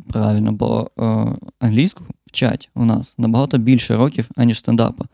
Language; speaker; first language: Ukrainian; non-native, local second language; Russian